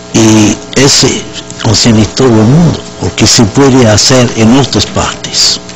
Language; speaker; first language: Spanish; non-native, learner; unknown